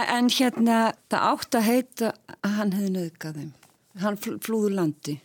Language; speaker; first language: Icelandic; native; Icelandic